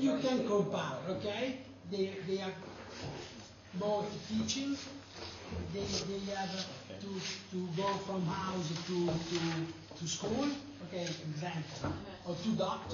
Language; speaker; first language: English; non-native, learner; Italian